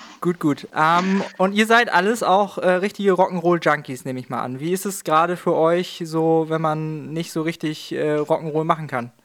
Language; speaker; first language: German; native; German